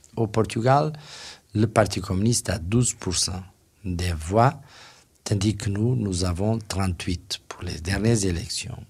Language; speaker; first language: French; non-native, fluent; Portuguese